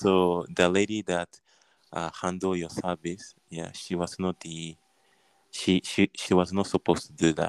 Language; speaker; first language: English; non-native, learner; Japanese